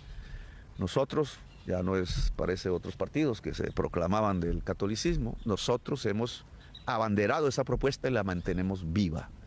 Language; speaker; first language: Spanish; native; Spanish